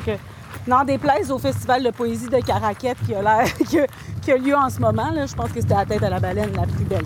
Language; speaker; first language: French; native; French